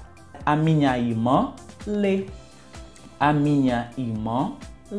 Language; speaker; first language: Portuguese; non-native, fluent; Haitian Creole